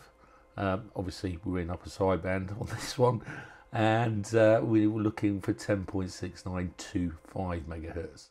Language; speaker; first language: English; native; English